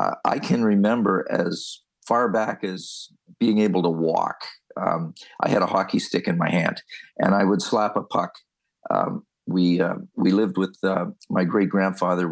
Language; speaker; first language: English; native; English